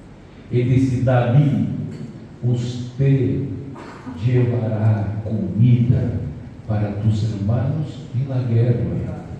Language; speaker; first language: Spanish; non-native, fluent; Portuguese